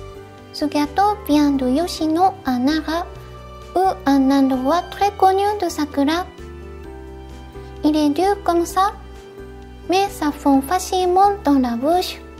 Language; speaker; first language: French; non-native, fluent; Japanese